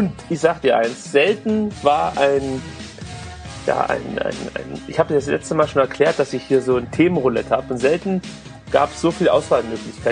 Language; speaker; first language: German; native; German